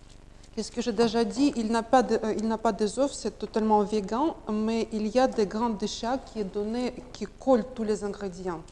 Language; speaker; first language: French; non-native, learner; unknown